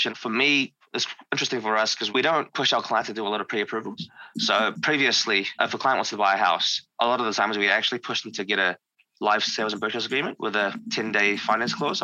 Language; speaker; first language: English; native; English